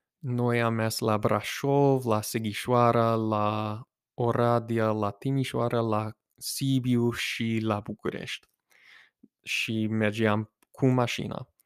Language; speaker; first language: Romanian; non-native, fluent; English